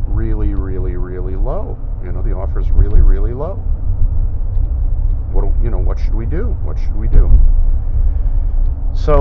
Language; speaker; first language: English; native; English